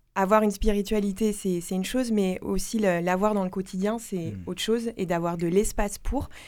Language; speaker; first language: French; native; French